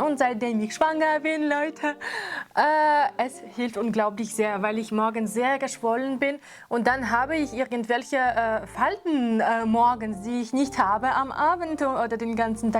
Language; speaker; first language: German; non-native, fluent; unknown